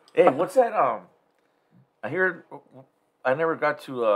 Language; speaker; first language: English; early bilingual, other home language; Spanish